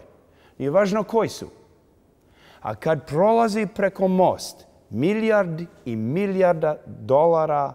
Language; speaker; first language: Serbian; early bilingual, heritage; English